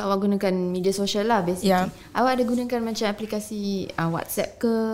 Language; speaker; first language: Malay; native; Malay